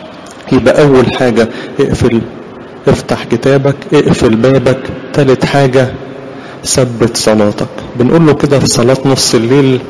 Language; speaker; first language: Arabic; native; Arabic